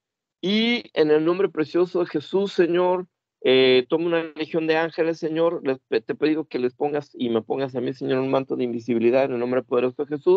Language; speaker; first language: Spanish; native; Spanish